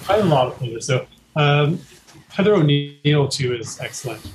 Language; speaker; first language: English; native; English